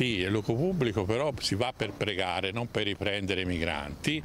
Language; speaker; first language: Italian; native; Italian